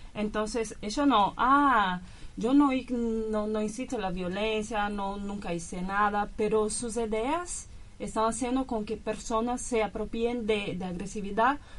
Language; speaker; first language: Spanish; non-native, learner; Portuguese